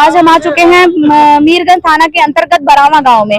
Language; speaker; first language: Hindi; native; Hindi